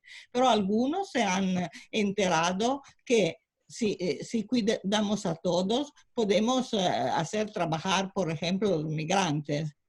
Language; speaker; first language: Spanish; non-native, fluent; Italian